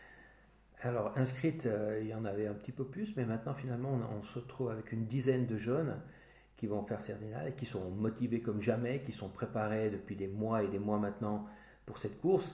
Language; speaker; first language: French; native; French